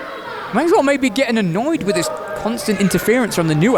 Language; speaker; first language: English; native; English